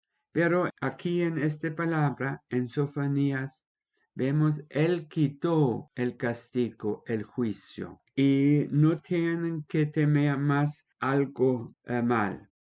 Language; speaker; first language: Spanish; non-native, fluent; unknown